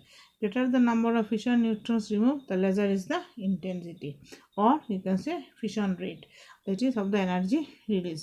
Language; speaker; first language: English; non-native, local second language; Bangla